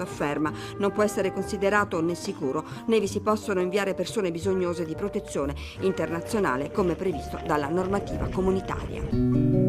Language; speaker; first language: Italian; native; Italian